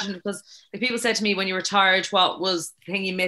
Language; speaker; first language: English; native; English